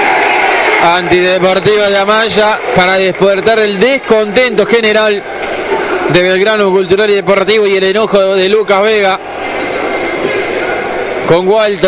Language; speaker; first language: Spanish; native; Spanish